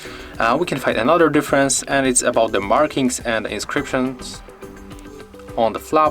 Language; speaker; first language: English; non-native, fluent; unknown